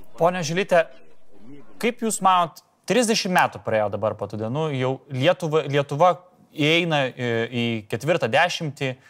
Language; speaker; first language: Lithuanian; native; Lithuanian